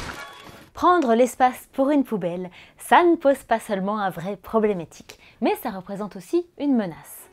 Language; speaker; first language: French; native; French